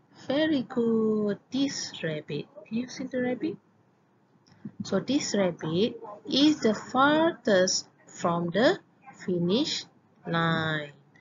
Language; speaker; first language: English; non-native, local second language; Malay